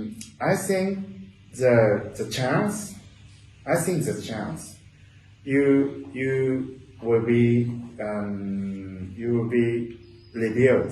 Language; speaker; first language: English; non-native, learner; Japanese